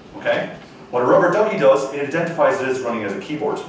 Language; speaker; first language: English; native; English